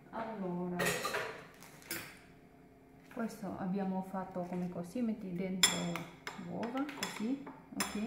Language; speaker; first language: Italian; non-native, learner; Indonesian